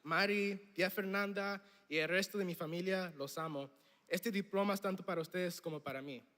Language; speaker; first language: Spanish; early bilingual, heritage; Spanish